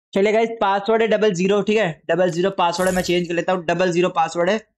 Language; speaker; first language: Hindi; non-native, local second language; Gujarati